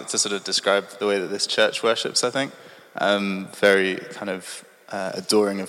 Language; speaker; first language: English; native; English